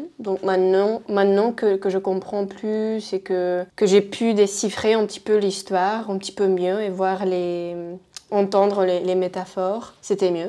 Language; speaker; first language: French; non-native, fluent; Spanish